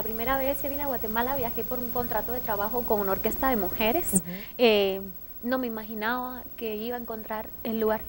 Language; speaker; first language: Spanish; native; Spanish